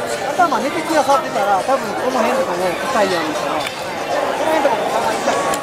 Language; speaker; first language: Japanese; native; Japanese